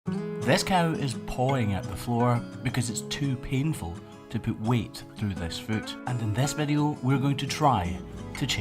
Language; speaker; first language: English; native; English